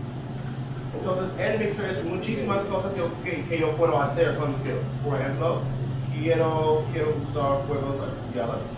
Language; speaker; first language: Spanish; non-native, learner; English